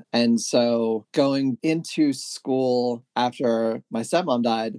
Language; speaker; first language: English; native; English